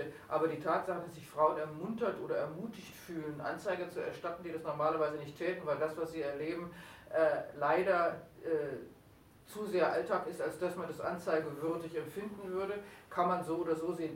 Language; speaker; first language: German; native; German